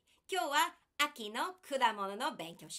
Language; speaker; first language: Japanese; non-native, fluent; English